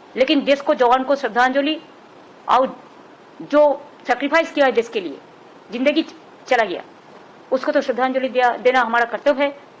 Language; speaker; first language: Hindi; non-native, local second language; Bangla